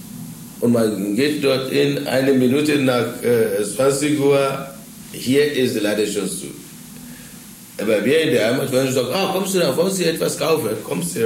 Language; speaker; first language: German; non-native, fluent; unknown